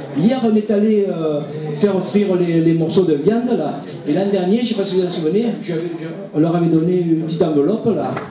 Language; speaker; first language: French; native; French